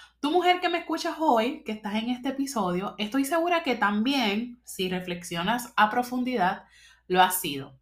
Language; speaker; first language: Spanish; native; Spanish